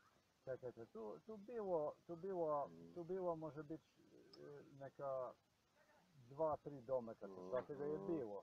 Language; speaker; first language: Polish; non-native, learner; Croatian